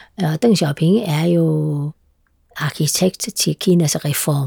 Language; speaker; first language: Danish; non-native, fluent; Chinese